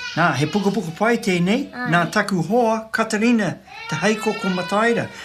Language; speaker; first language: Māori; non-native, local second language; English